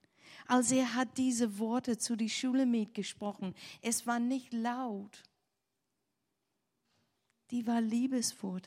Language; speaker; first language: German; non-native, learner; English